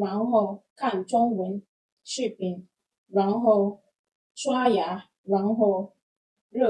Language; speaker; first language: Chinese; non-native, fluent; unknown